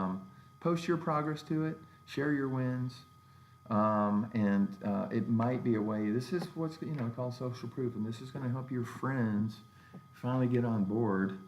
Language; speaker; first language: English; native; English